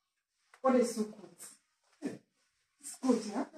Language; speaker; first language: German; non-native, learner; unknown